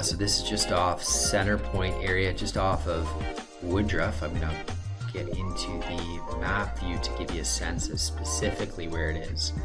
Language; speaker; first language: English; native; English